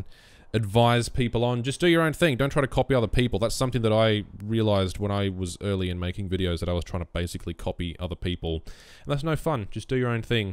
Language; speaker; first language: English; native; English